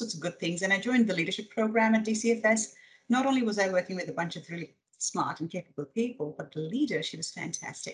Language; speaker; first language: English; non-native, local second language; Hindi